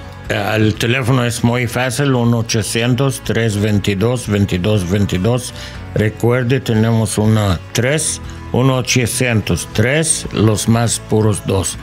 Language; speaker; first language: Spanish; non-native, learner; English